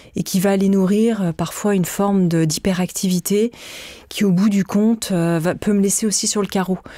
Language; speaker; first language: French; native; French